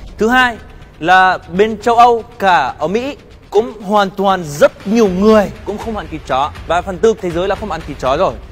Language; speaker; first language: Vietnamese; non-native, fluent; Arabic